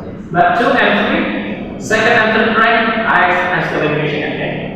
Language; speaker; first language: English; non-native, fluent; Indonesian